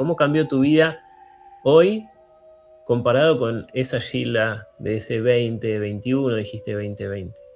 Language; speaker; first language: Spanish; native; Spanish